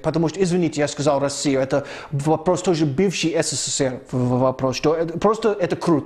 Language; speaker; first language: Russian; non-native, fluent; English